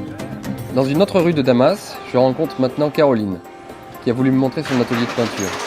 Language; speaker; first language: French; native; French